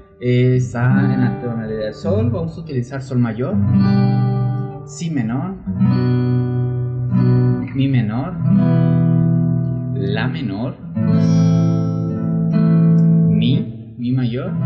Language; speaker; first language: Spanish; native; Spanish